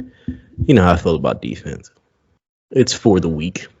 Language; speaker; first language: English; native; English